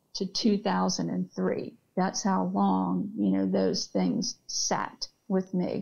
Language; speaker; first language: English; native; English